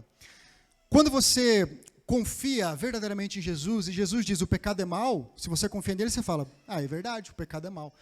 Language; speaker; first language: Portuguese; native; Portuguese